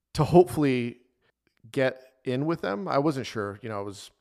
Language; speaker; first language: English; native; English